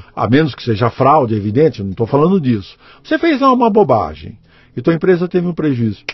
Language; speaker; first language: Portuguese; native; Portuguese